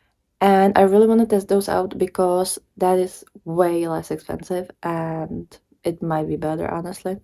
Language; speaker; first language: English; non-native, fluent; Czech